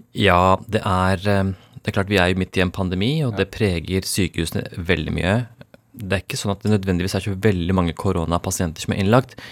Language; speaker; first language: Norwegian; early bilingual, other home language; Urdu